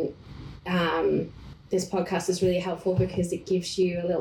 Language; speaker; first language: English; native; English